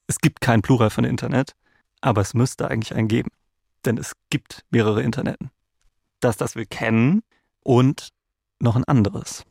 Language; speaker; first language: German; native; German